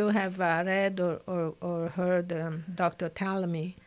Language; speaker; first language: English; non-native, fluent; Italian